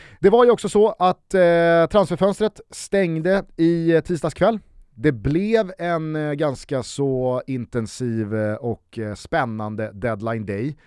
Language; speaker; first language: Swedish; native; Swedish